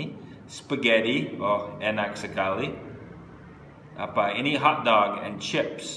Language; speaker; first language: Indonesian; non-native, fluent; English